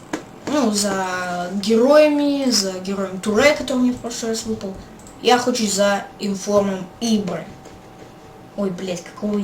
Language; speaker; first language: Russian; native; Russian